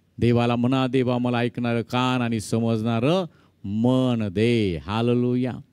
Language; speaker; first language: Marathi; native; Marathi